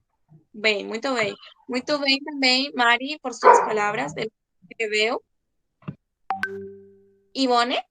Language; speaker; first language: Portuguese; non-native, fluent; Spanish